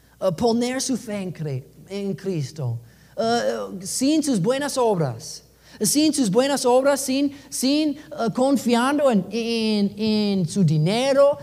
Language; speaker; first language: Spanish; non-native, learner; English